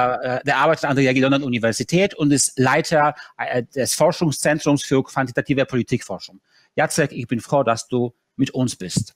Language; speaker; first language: German; non-native, fluent; Polish